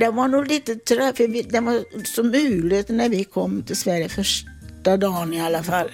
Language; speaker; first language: Swedish; non-native, fluent; Italian